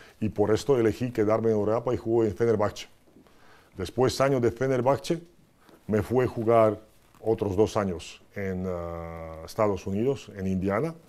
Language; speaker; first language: Spanish; non-native, fluent; Croatian